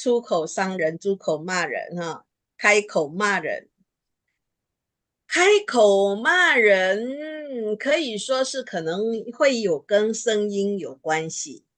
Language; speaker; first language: Chinese; early bilingual, heritage; Chinese